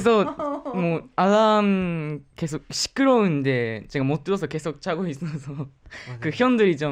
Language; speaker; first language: Korean; non-native, fluent; Japanese